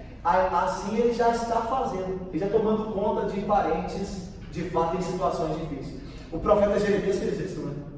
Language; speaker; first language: Portuguese; native; Portuguese